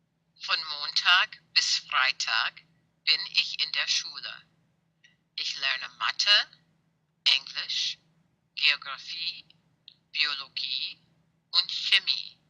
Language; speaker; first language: German; non-native, fluent; English